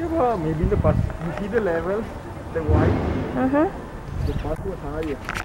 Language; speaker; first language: English; non-native, learner; Italian